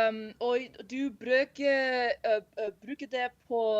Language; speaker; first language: Norwegian; non-native, learner; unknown